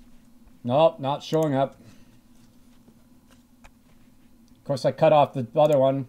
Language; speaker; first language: English; native; English